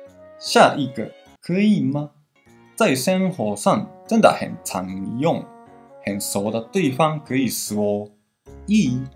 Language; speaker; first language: Chinese; non-native, fluent; Japanese